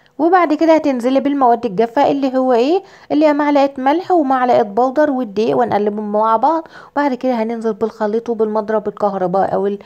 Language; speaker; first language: Arabic; native; Arabic